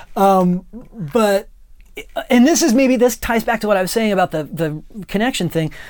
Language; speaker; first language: English; native; English